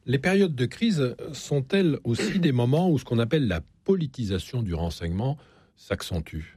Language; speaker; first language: French; native; French